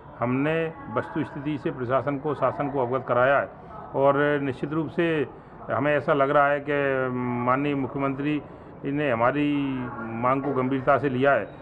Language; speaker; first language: Hindi; native; Hindi